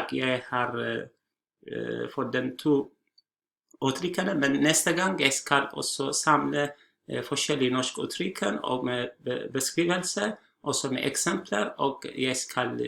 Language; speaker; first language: Norwegian; non-native, learner; Tigrinya